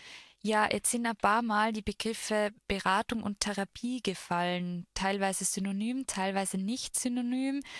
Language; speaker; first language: German; native; German